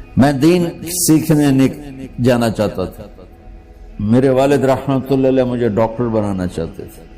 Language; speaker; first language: Urdu; non-native, local second language; Punjabi